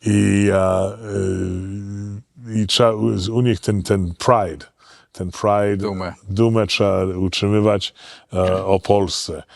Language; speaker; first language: Polish; early bilingual, heritage; Polish